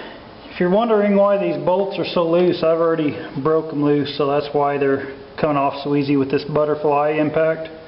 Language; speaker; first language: English; native; English